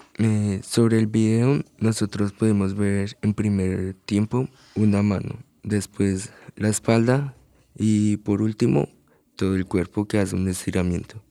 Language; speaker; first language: Spanish; non-native, learner; French